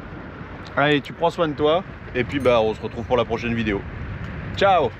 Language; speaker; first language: French; native; French